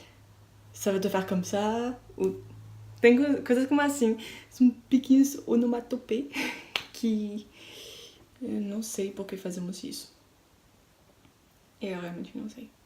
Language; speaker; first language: Portuguese; non-native, learner; French